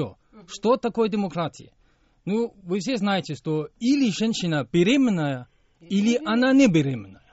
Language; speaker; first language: Russian; non-native, fluent; English